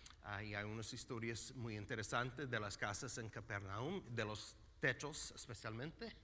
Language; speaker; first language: Spanish; non-native, fluent; English